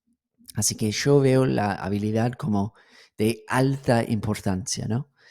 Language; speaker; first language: Spanish; non-native, fluent; English